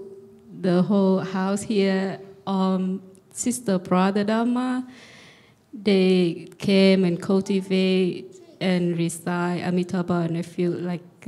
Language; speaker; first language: English; non-native, learner; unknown